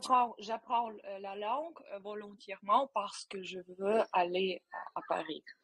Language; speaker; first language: French; non-native, learner; Ukrainian